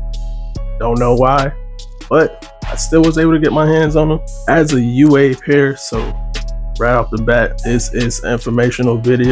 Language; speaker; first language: English; native; English